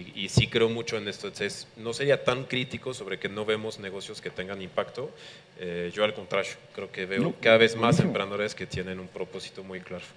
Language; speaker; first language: Spanish; non-native, fluent; French